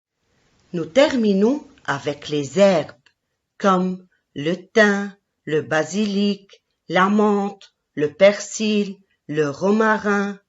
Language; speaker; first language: French; non-native, local second language; Arabic